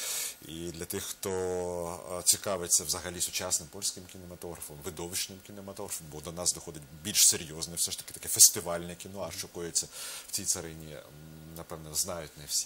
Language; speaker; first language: Ukrainian; native; Ukrainian